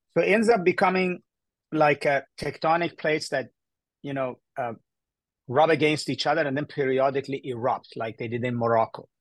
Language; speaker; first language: English; early bilingual, other home language; Persian